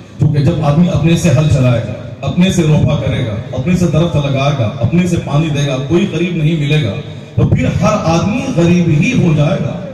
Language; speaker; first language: Urdu; native; Urdu